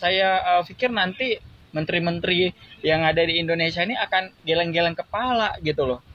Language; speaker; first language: Indonesian; native; Indonesian